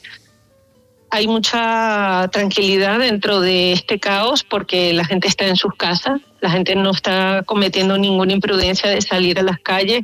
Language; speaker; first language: Spanish; native; Spanish